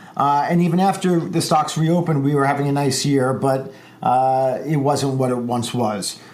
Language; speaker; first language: English; native; English